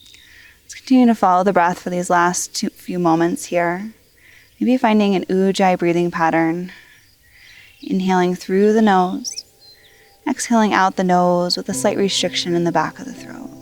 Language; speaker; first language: English; native; English